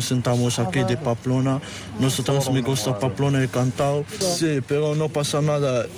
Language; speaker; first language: Spanish; non-native, learner; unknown